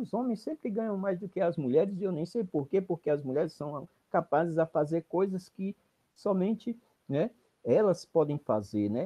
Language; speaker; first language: Portuguese; native; Portuguese